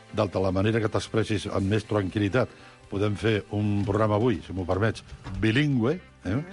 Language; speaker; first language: Catalan; native; Catalan